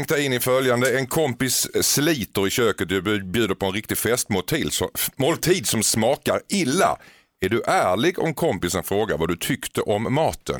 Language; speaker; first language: Swedish; native; Swedish